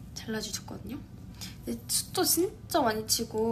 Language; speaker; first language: Korean; native; Korean